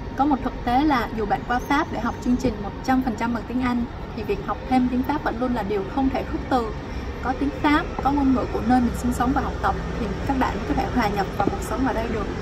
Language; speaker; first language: Vietnamese; native; Vietnamese